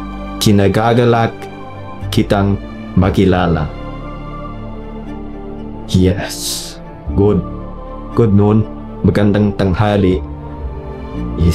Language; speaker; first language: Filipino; non-native, learner; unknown